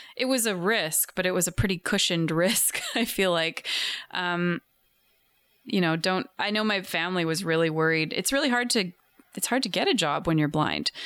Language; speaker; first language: English; native; English